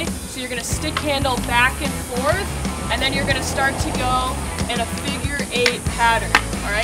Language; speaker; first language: English; native; English